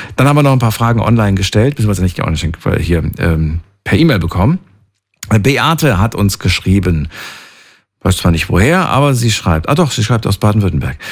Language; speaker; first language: German; native; German